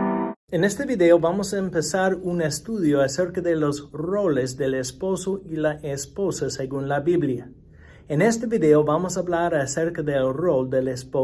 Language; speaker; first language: Spanish; non-native, fluent; English